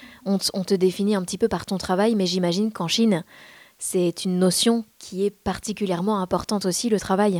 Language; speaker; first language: French; native; French